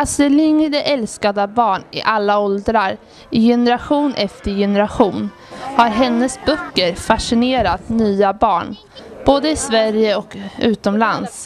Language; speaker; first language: Swedish; native; Swedish